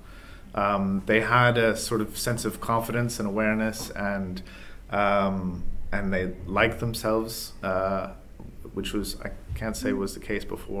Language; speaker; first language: English; native; English